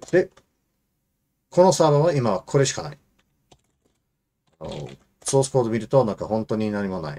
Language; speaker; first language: Japanese; non-native, fluent; English